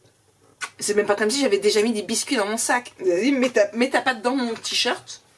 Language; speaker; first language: French; native; French